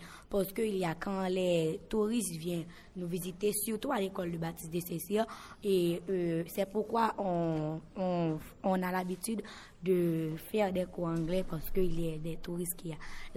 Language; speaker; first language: French; non-native, local second language; Haitian Creole